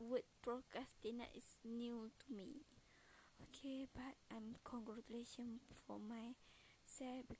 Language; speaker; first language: English; non-native, learner; Malay